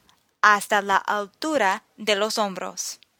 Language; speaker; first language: Spanish; non-native, fluent; English